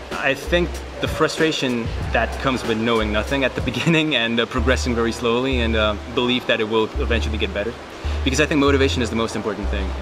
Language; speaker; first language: English; early bilingual, other home language; Slovak